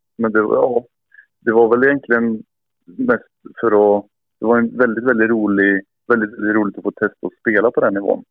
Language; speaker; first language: Swedish; native; Swedish